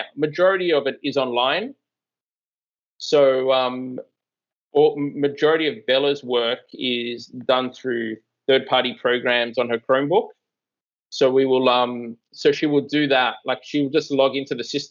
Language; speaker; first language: English; native; English